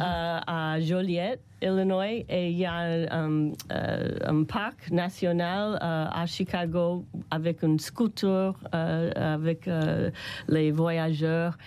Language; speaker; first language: French; non-native, learner; English